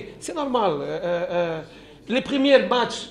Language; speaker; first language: French; non-native, learner; Portuguese